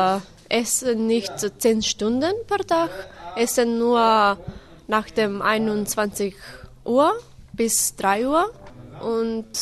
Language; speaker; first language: German; non-native, learner; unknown